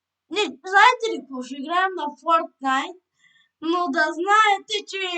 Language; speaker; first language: Bulgarian; native; Bulgarian